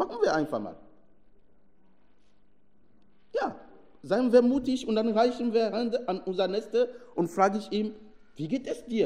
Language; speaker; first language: German; non-native, fluent; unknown